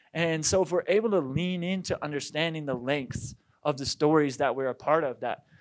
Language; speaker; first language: English; native; English